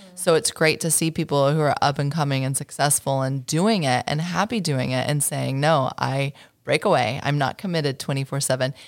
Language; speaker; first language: English; native; English